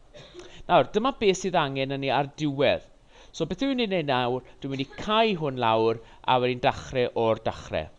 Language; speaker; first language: Welsh; non-native, local second language; English